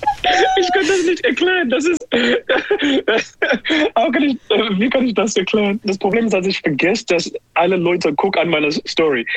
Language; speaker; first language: German; non-native, learner; English